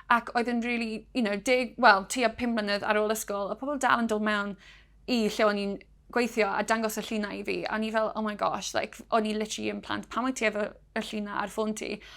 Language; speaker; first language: Welsh; non-native, local second language; English